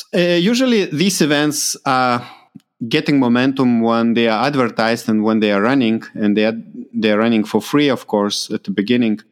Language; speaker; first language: English; non-native, fluent; Lithuanian